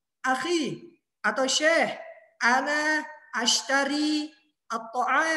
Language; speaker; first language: Arabic; non-native, fluent; Indonesian